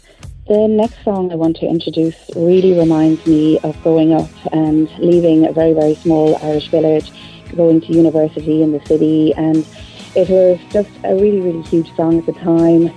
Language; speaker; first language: English; native; English